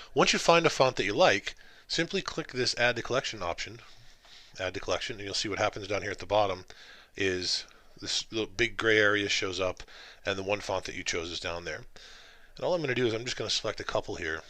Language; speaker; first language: English; native; English